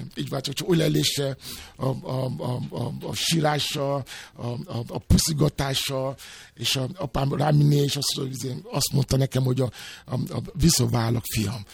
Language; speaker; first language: Hungarian; non-native, fluent; Yoruba